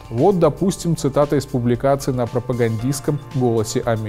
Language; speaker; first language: Russian; native; Russian